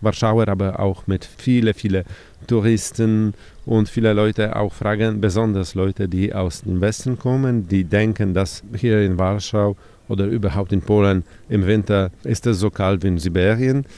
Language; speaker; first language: German; non-native, fluent; Polish